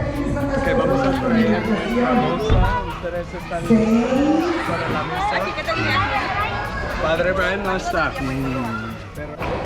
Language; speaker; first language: Spanish; non-native, fluent; English